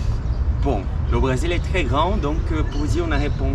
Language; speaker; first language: French; non-native, fluent; Portuguese